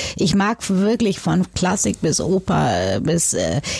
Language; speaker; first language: German; native; German